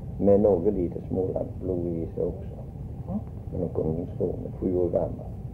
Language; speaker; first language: Swedish; early bilingual, heritage; Swedish